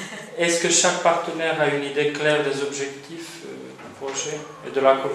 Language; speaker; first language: French; non-native, fluent; Romanian